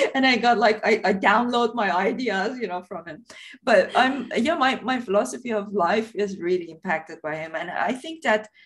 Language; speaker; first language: English; non-native, fluent; Persian